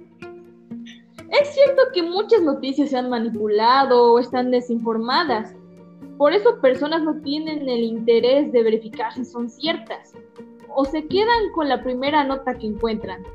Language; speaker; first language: Spanish; native; Spanish